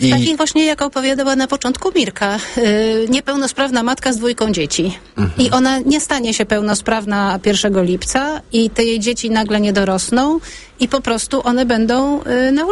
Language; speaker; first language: Polish; native; Polish